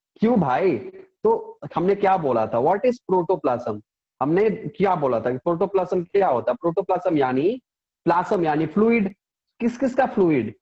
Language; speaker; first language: Hindi; non-native, local second language; Punjabi